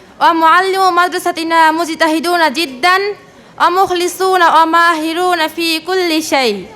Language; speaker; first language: Arabic; non-native, learner; Bangla